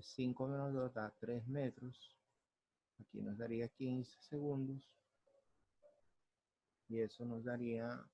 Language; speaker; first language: Spanish; native; Spanish